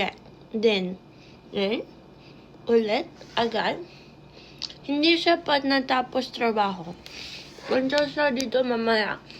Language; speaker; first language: Filipino; non-native, learner; English